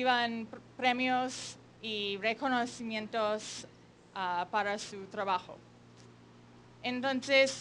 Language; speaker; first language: Spanish; non-native, fluent; English